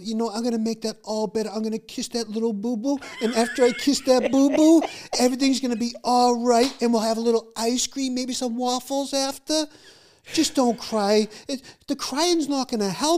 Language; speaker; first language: English; native; English